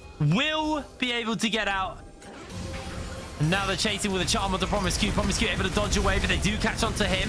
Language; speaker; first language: English; native; English